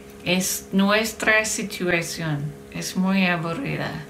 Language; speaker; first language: Spanish; non-native, learner; English